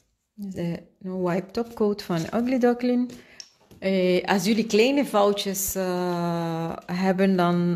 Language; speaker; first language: Dutch; non-native, fluent; Spanish